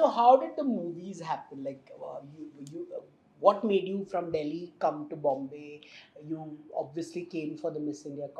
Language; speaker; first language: English; non-native, local second language; Hindi